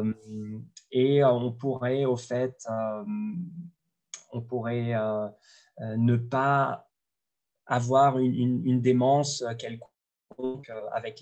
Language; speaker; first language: French; non-native, local second language; Arabic